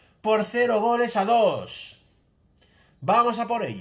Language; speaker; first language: Spanish; native; Spanish